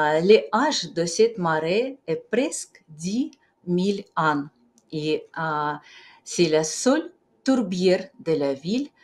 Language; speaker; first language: French; non-native, fluent; Russian